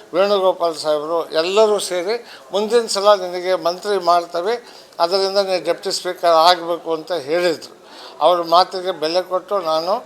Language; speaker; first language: Kannada; non-native, local second language; Lambadi